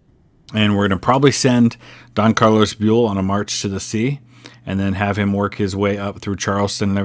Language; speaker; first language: English; native; English